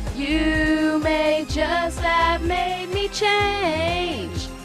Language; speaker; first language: English; native; English